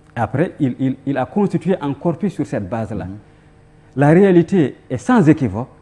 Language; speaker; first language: French; non-native, local second language; Fula